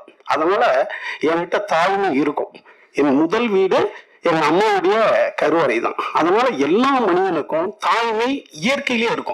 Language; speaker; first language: Tamil; native; Tamil